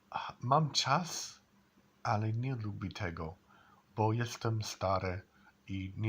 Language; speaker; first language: Polish; non-native, learner; English